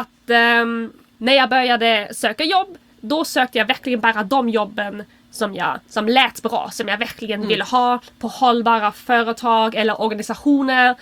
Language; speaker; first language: Swedish; non-native, fluent; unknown